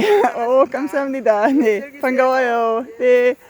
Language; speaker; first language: Korean; non-native, learner; English